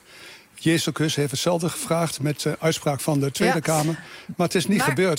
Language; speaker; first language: Dutch; native; Dutch